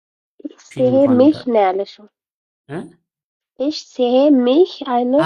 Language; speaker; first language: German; non-native, learner; Amharic